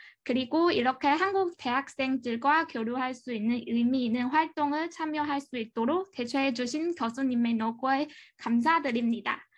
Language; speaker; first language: Korean; non-native, fluent; Chinese